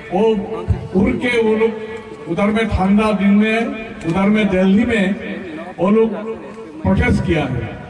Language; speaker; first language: Hindi; non-native, local second language; Assamese